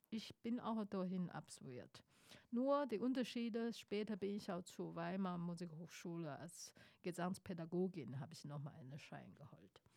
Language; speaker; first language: German; non-native, fluent; Chinese